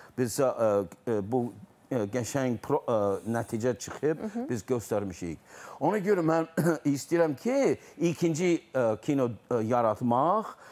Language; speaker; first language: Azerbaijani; non-native, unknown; English